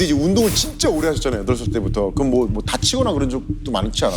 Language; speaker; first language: Korean; native; Korean